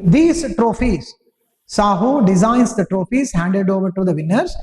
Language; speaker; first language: English; non-native, local second language; Kannada